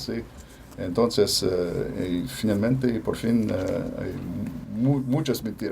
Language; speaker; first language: Spanish; non-native, fluent; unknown